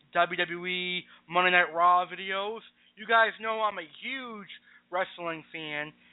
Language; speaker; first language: English; native; English